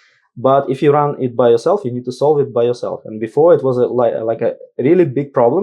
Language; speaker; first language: English; non-native, fluent; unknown